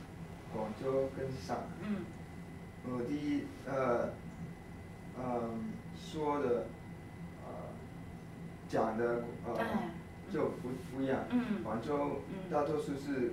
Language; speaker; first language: Chinese; early bilingual, heritage; Cantonese